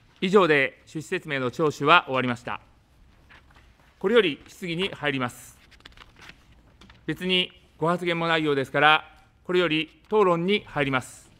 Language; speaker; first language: Japanese; native; Japanese